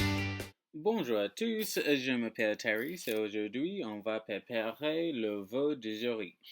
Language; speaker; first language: French; non-native, learner; English